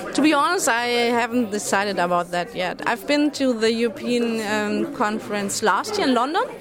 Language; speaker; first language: English; non-native, fluent; German